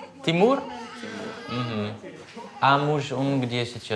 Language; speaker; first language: Russian; non-native, fluent; Dutch